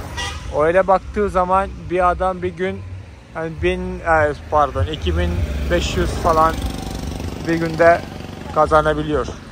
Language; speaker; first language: Turkish; non-native, fluent; Malayalam